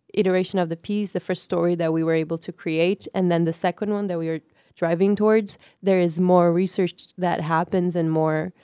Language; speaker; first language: English; non-native, fluent; Portuguese